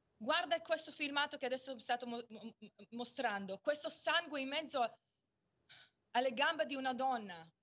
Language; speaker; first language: Italian; non-native, fluent; Hebrew